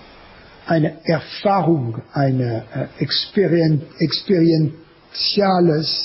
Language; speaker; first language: German; non-native, learner; French